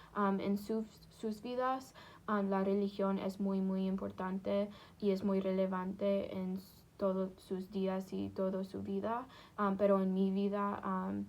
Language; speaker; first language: Spanish; non-native, fluent; English